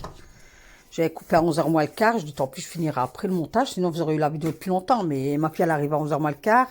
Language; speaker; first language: French; native; French